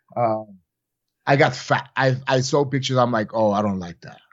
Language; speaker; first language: English; non-native, fluent; Bulgarian